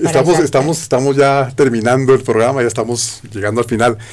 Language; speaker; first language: Spanish; native; Spanish